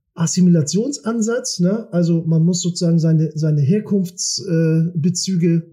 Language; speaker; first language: German; early bilingual, other home language; Turkish